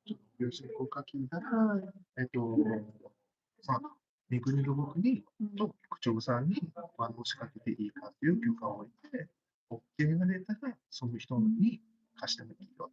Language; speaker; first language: Japanese; native; Japanese